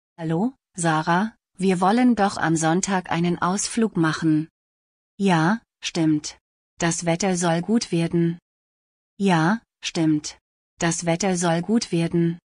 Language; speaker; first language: German; non-native, fluent; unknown